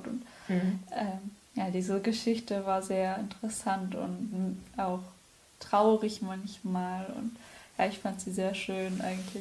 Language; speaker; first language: German; native; German